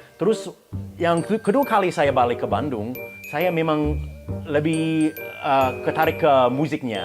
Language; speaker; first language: Indonesian; non-native, fluent; English